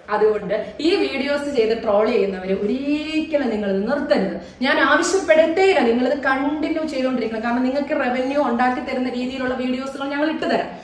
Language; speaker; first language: Malayalam; native; Malayalam